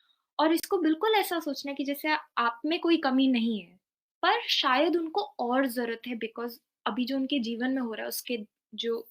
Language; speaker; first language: Hindi; native; Hindi